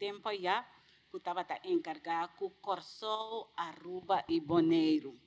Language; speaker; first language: Portuguese; non-native, learner; Papiamento